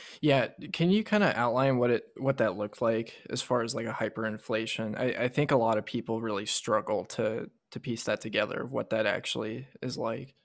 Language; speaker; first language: English; native; English